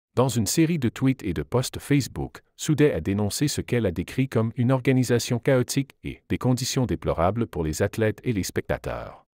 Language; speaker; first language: French; native; French